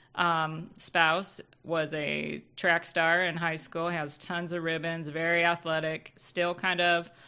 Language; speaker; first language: English; native; English